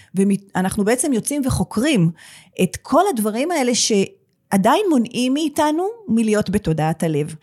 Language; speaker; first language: Hebrew; native; Hebrew